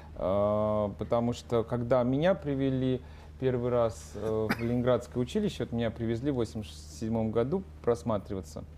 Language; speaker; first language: Russian; non-native, local second language; Ukrainian